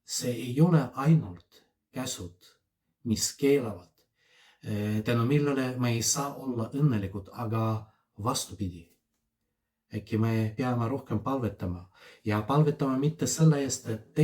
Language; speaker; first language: Estonian; non-native, fluent; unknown